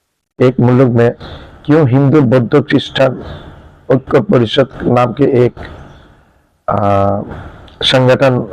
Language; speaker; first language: Hindi; non-native, learner; Bangla